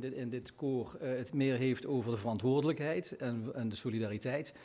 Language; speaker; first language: Dutch; native; Dutch